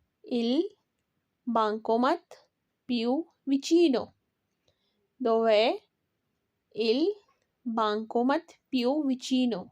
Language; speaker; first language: Italian; non-native, fluent; Urdu